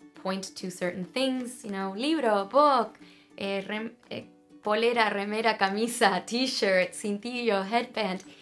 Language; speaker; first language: English; early bilingual, other home language; Spanish